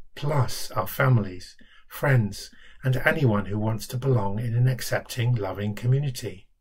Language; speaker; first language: English; native; English